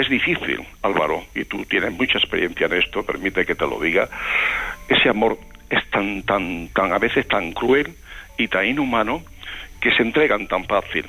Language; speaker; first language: Spanish; native; Spanish